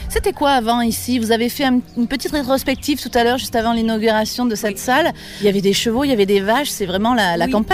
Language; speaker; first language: French; native; French